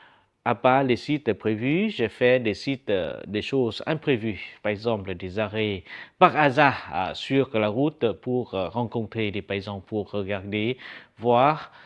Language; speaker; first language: French; non-native, fluent; Vietnamese